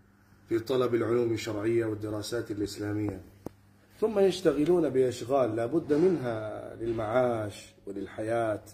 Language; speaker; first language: Arabic; non-native, fluent; Urdu